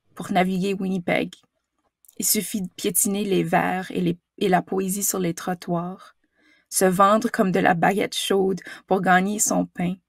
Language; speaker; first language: French; native; French